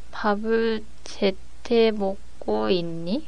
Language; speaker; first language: Korean; non-native, learner; Japanese